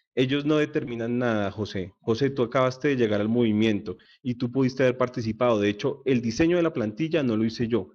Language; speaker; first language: Spanish; native; Spanish